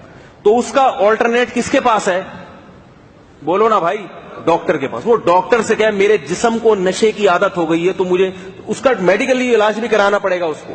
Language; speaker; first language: Urdu; native; Urdu